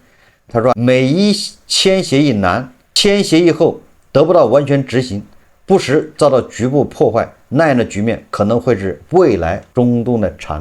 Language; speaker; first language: Chinese; native; Chinese